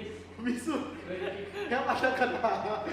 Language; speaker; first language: English; non-native, learner; Thai